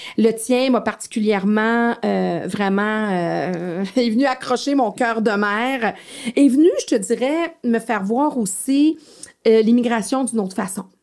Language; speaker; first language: French; native; French